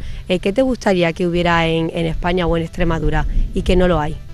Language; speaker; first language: Spanish; native; Spanish